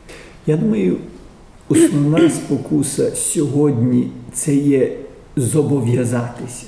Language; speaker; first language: Ukrainian; early bilingual, heritage; Ukrainian